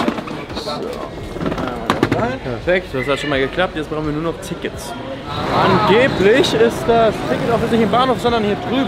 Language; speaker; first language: German; native; German